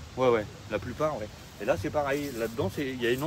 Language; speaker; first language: French; native; French